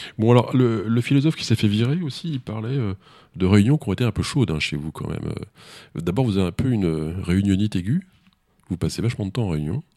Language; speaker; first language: French; native; French